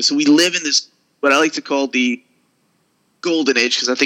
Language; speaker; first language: English; early bilingual, other home language; Spanish